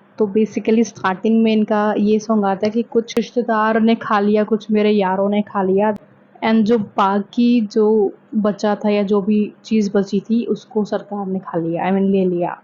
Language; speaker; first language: Hindi; native; Hindi